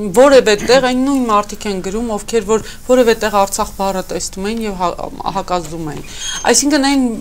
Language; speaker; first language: Armenian; native; Armenian